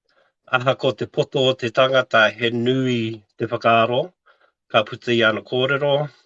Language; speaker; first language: Māori; non-native, local second language; English